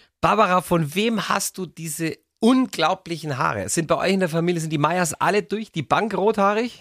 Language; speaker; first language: German; native; German